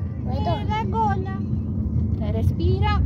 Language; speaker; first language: Italian; non-native, learner; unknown